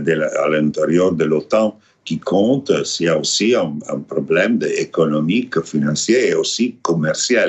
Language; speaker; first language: French; non-native, fluent; Italian